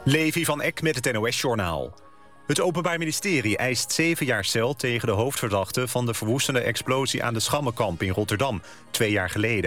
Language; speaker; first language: Dutch; native; Dutch